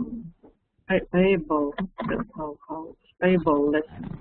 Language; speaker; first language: English; non-native, fluent; Russian